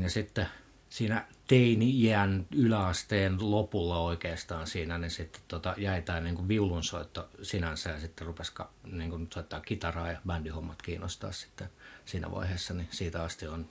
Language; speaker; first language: Finnish; native; Finnish